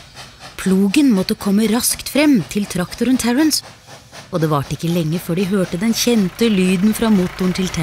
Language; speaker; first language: Norwegian; native; Norwegian